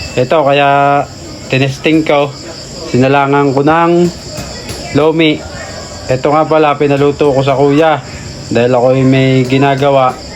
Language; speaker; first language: Filipino; native; Filipino